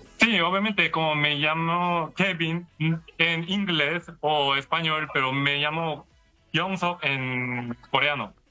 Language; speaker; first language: Spanish; non-native, learner; Korean